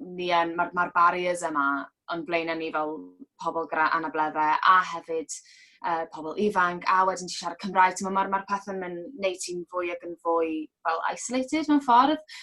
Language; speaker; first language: Welsh; native; Welsh